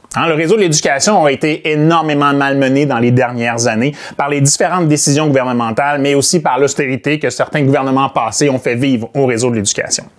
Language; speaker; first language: French; native; French